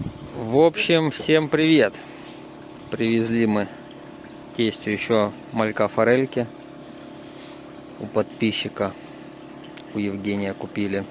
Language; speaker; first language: Russian; native; Russian